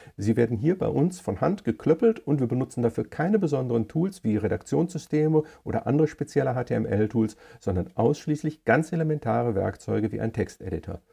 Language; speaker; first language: German; native; German